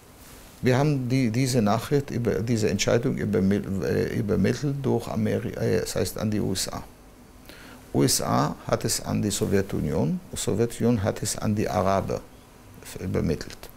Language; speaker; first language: German; non-native, fluent; Hebrew